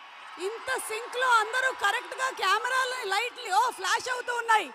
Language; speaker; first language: Telugu; native; Telugu